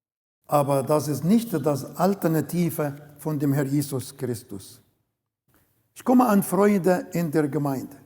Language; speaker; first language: German; non-native, learner; Arabic